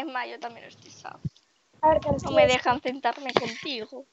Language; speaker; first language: Spanish; native; Spanish